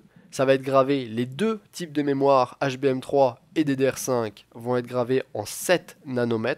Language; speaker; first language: French; native; French